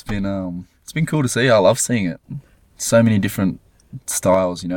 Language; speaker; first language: English; native; English